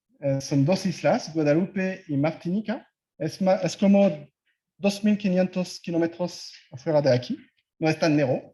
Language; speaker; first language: Spanish; non-native, fluent; French